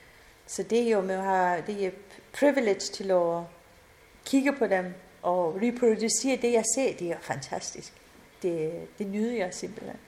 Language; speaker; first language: Danish; non-native, fluent; Persian